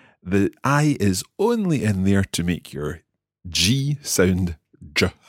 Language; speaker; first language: English; native; English